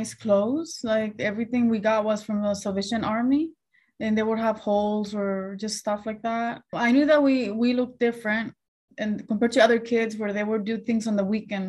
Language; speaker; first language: English; early bilingual, other home language; Spanish